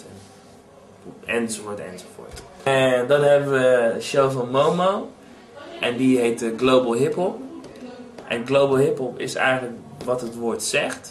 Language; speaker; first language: Dutch; native; Dutch